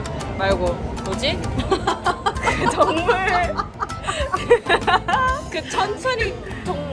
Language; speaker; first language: Korean; early bilingual, heritage; English